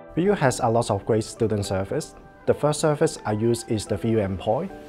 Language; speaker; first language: English; non-native, local second language; Cantonese